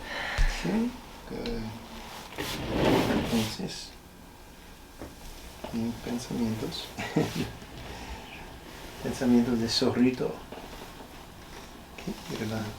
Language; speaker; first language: Spanish; early bilingual, heritage; Spanish